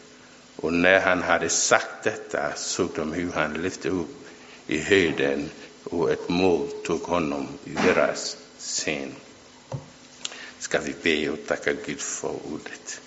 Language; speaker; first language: Swedish; non-native, fluent; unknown